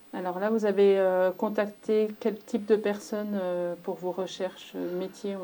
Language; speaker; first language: French; native; French